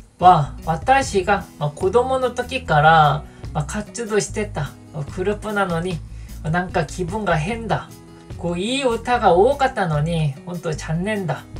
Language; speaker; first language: Japanese; non-native, fluent; Korean